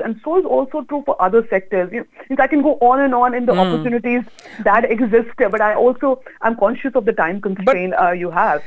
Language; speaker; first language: English; non-native, local second language; Hindi